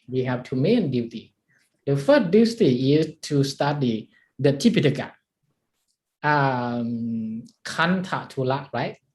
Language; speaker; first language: English; non-native, learner; Thai